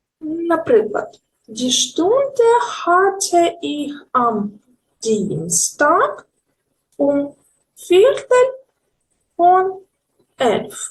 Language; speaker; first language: German; non-native, learner; Ukrainian